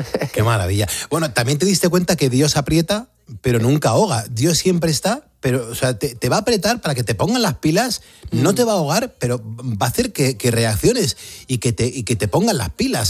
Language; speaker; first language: Spanish; native; Spanish